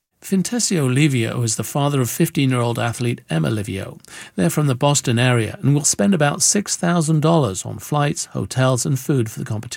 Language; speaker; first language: English; native; English